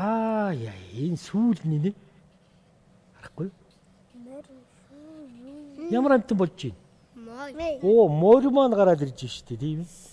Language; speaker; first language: Mongolian; native; Mongolian